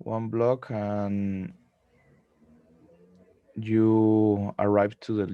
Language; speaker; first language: English; non-native, learner; Spanish